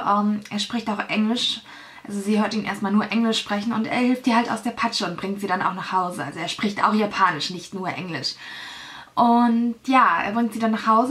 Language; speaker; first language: German; native; German